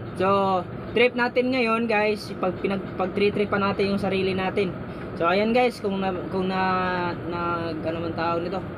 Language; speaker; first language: Filipino; non-native, local second language; Cebuano